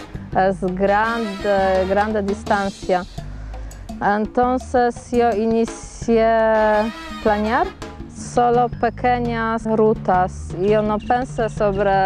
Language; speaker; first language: Spanish; non-native, learner; Polish